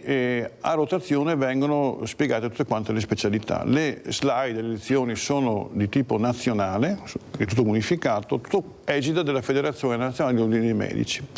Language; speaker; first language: Italian; native; Italian